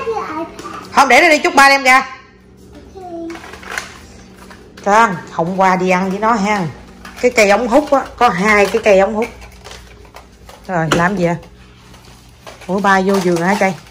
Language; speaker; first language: Vietnamese; native; Vietnamese